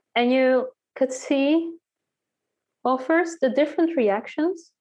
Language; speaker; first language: English; early bilingual, heritage; Dutch